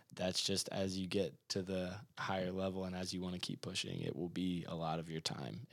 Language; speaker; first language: English; native; English